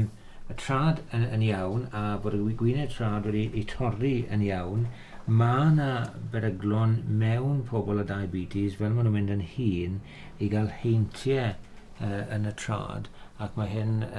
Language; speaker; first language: Welsh; native; Welsh